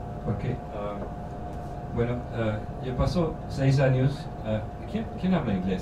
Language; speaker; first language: Spanish; non-native, learner; German